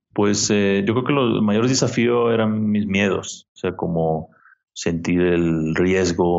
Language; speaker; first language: Spanish; native; Spanish